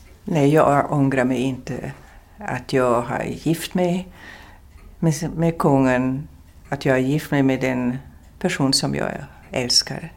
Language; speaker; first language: Swedish; non-native, fluent; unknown